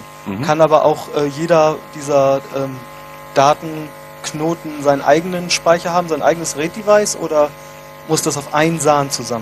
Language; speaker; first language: German; native; German